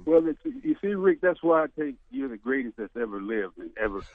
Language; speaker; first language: English; native; English